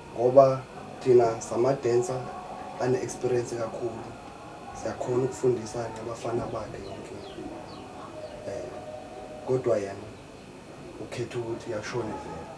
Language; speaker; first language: Zulu; native; Zulu